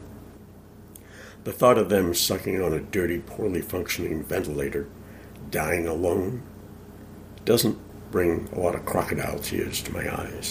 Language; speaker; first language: English; native; English